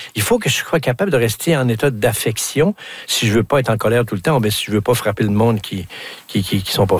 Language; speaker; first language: French; native; French